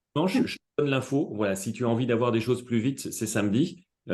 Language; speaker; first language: French; native; French